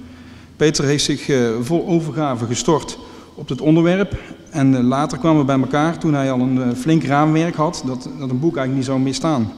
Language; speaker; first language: Dutch; native; Dutch